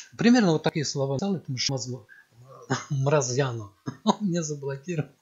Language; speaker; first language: Russian; non-native, local second language; Azerbaijani